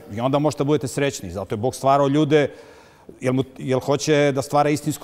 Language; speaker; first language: Serbian; native; Serbian